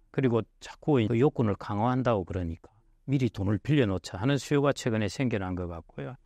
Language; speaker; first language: Korean; native; Korean